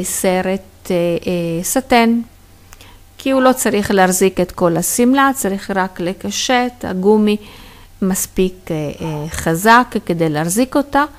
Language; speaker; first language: Hebrew; non-native, fluent; Italian